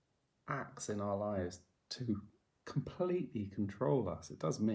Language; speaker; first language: English; native; English